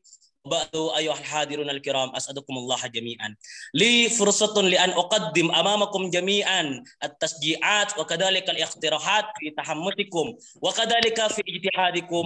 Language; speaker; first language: Arabic; non-native, learner; Indonesian